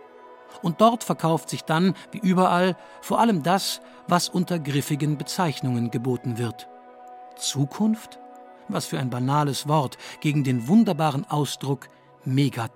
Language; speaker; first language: German; native; German